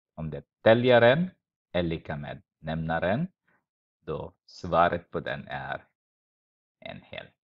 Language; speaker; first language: Swedish; non-native, fluent; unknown